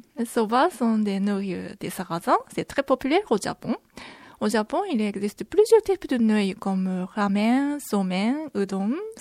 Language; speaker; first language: French; non-native, fluent; Japanese